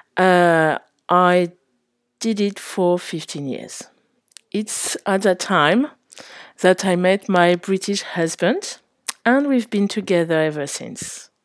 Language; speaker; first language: English; non-native, fluent; French